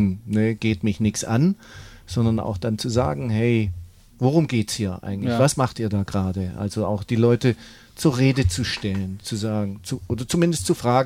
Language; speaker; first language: German; native; German